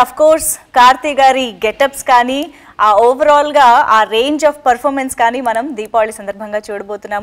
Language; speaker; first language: Telugu; native; Telugu